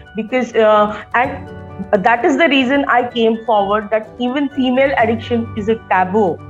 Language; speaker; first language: English; non-native, local second language; Marathi